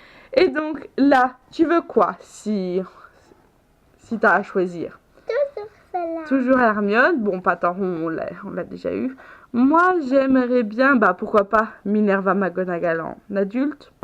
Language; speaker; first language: French; native; French